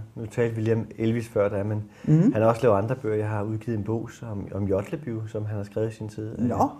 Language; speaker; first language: Danish; native; Danish